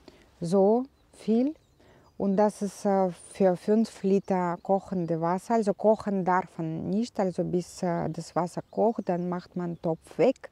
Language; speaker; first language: German; non-native, learner; Russian